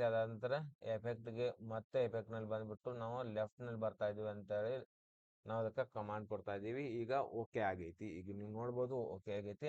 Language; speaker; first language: Kannada; native; Kannada